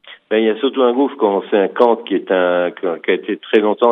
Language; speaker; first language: French; native; French